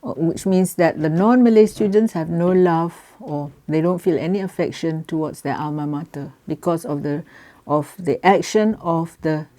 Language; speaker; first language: English; non-native, local second language; Malay